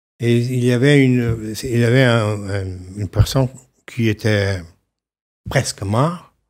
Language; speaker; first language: French; non-native, fluent; Slovenian